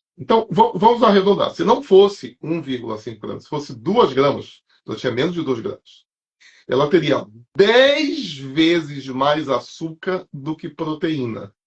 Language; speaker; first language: Portuguese; native; Portuguese